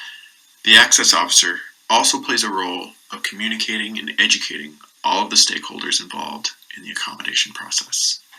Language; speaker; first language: English; native; English